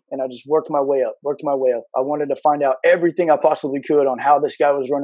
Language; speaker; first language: English; native; English